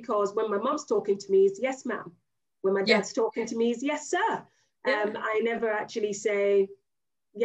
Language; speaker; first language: English; non-native, local second language; Yoruba